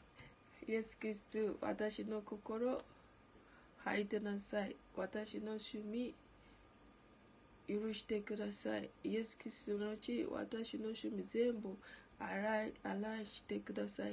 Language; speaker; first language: Japanese; non-native, learner; Ganda